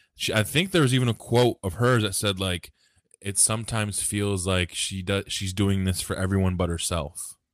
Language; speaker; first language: English; early bilingual, other home language; Japanese